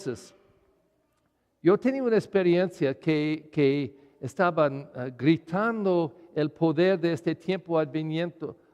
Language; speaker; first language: Spanish; non-native, learner; English